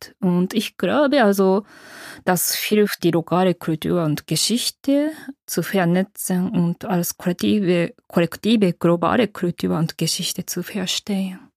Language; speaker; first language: German; non-native, fluent; Japanese